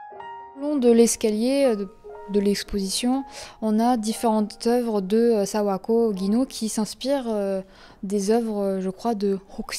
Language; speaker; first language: French; native; French